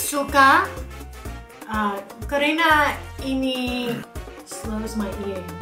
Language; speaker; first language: Indonesian; non-native, learner; English